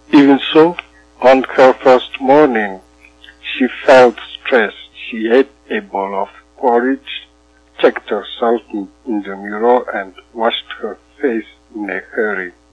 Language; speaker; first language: English; non-native, fluent; Malagasy